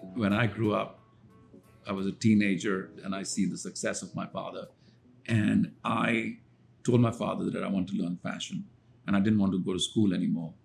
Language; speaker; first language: English; non-native, local second language; Hindi